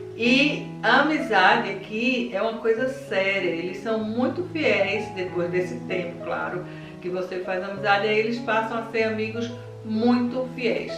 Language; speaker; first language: Portuguese; native; Portuguese